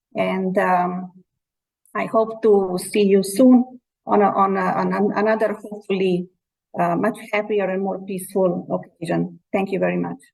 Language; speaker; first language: English; non-native, fluent; Slovenian